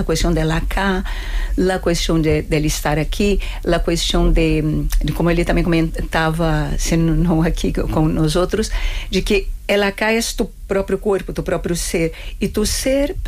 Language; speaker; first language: Spanish; non-native, fluent; Portuguese